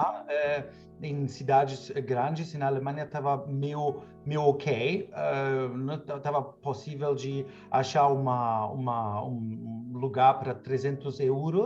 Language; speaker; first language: Portuguese; non-native, fluent; German